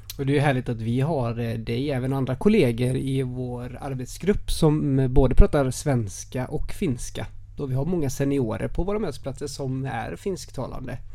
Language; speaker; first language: Swedish; native; Swedish